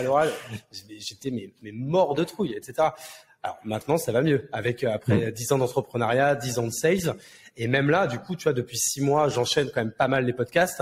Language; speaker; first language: French; native; French